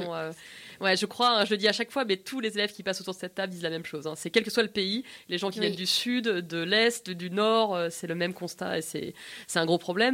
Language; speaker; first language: French; native; French